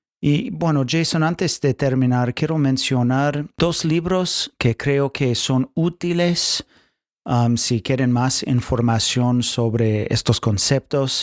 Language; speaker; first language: Spanish; non-native, fluent; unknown